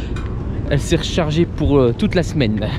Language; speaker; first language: French; native; French